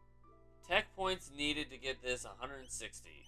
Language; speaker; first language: English; native; English